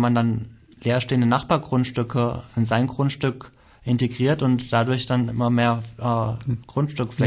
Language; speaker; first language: German; native; German